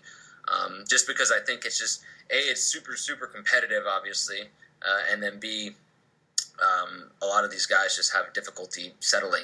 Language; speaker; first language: English; native; English